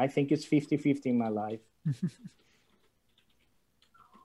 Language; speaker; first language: English; non-native, learner; Spanish